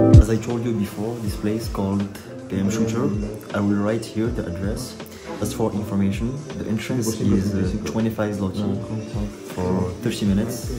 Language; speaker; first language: English; non-native, fluent; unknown